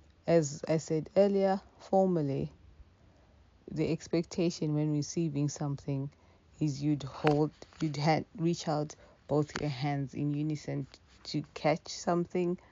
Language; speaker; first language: English; non-native, local second language; Shona